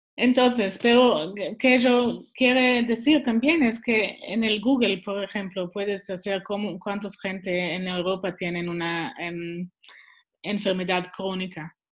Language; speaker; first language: Spanish; non-native, learner; Swiss German